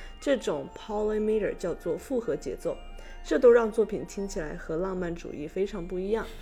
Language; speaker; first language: Chinese; native; Chinese